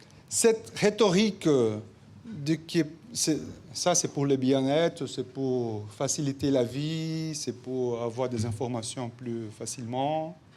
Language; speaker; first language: French; non-native, fluent; Portuguese